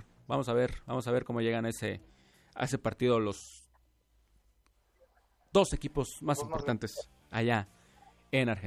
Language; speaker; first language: Spanish; native; Spanish